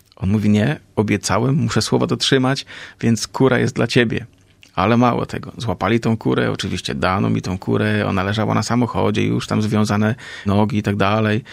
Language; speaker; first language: Polish; native; Polish